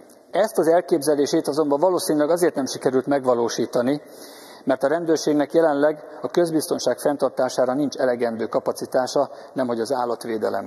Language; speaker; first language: Hungarian; native; Hungarian